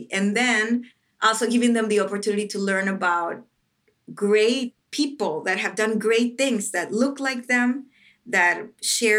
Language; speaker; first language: English; non-native, fluent; Spanish